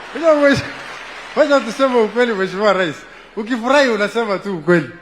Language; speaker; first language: Swahili; non-native, local second language; Somali